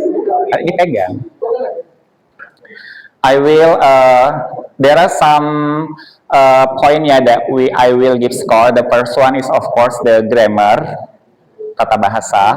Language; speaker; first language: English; non-native, fluent; Indonesian